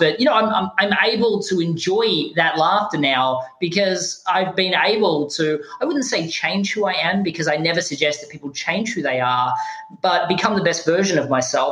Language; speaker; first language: English; native; English